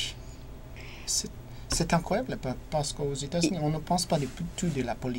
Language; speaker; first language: French; non-native, fluent; English